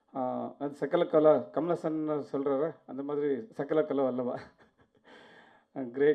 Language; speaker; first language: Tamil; non-native, learner; Kannada